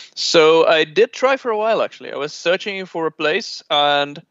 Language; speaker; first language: English; non-native, fluent; Portuguese